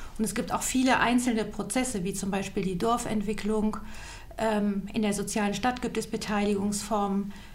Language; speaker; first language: German; native; German